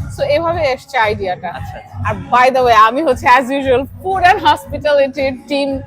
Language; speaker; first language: Bangla; native; Bangla